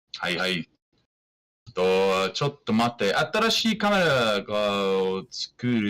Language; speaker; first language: Japanese; non-native, learner; English